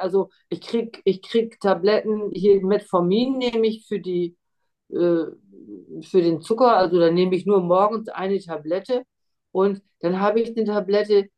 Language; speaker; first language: German; native; German